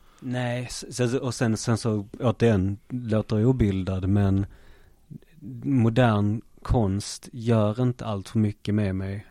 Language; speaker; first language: Swedish; native; Swedish